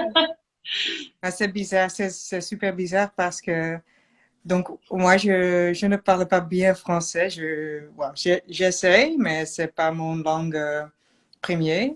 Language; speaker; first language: French; non-native, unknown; Dutch